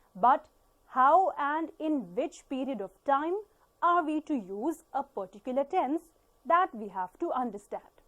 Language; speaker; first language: English; non-native, local second language; Punjabi